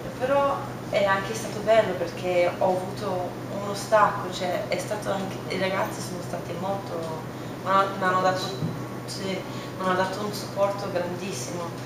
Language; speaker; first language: Italian; non-native, fluent; English